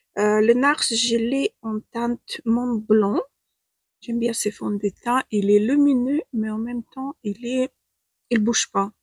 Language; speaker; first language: French; non-native, fluent; Ukrainian